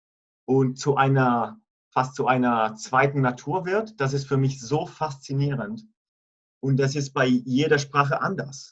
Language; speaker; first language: German; non-native, fluent; Italian